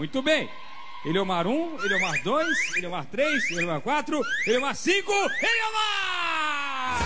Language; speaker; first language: Portuguese; native; Portuguese